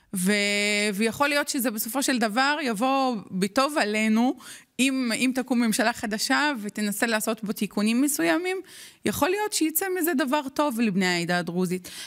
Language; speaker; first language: Hebrew; non-native, local second language; Arabic